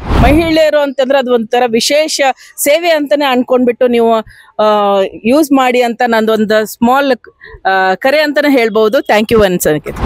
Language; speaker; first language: Kannada; native; Kannada